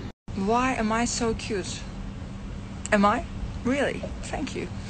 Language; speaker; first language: English; non-native, fluent; Turkish